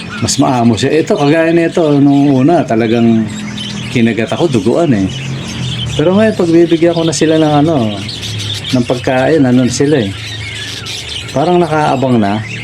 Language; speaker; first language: Filipino; native; Filipino